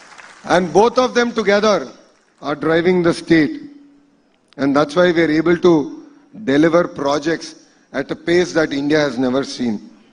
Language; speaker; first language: English; non-native, local second language; Telugu